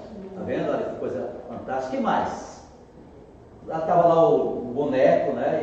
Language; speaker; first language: Portuguese; native; Portuguese